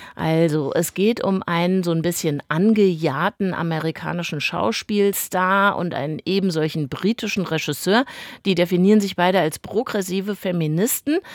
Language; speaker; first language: German; native; German